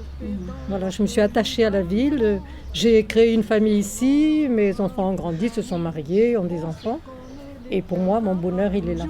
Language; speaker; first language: French; native; French